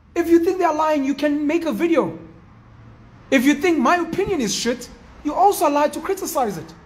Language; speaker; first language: English; non-native, local second language; Zulu